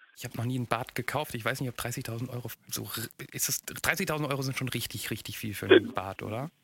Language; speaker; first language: German; native; German